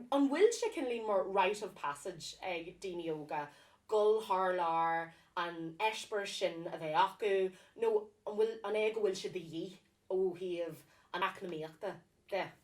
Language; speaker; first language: Irish; non-native, local second language; English